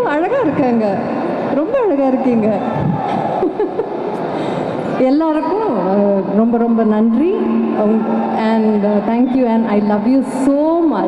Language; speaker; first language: Tamil; non-native, fluent; Malayalam